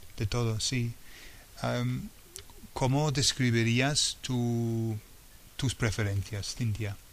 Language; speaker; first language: Spanish; non-native, fluent; English